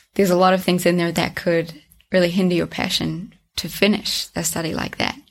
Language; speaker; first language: English; native; English